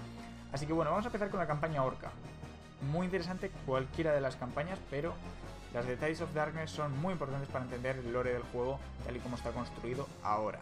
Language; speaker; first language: Spanish; native; Spanish